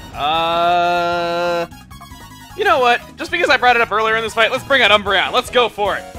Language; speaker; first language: English; native; English